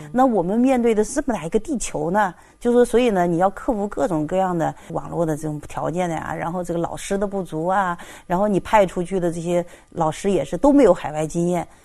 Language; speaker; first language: Chinese; native; Chinese